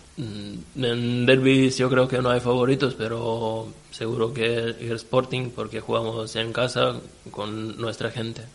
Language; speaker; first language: Spanish; non-native, fluent; Serbian